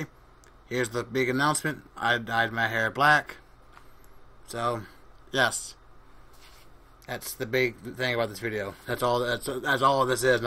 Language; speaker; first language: English; native; English